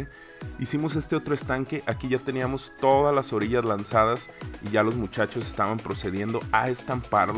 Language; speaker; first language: Spanish; native; Spanish